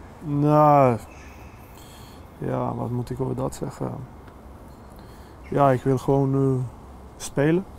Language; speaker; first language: Dutch; non-native, fluent; Swedish